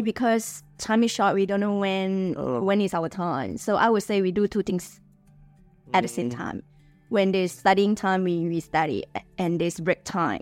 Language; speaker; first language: English; non-native, fluent; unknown